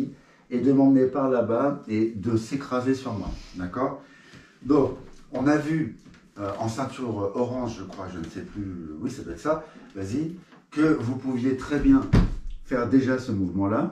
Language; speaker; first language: French; native; French